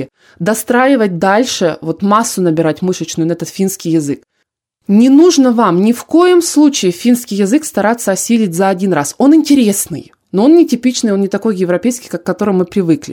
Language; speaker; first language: Russian; native; Russian